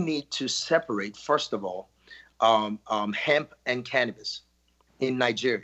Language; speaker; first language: English; non-native, local second language; Yoruba